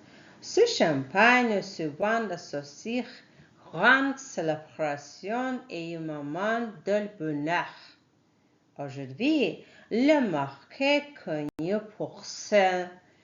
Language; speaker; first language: French; non-native, learner; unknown